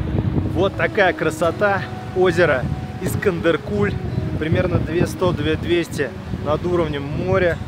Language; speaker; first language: Russian; native; Russian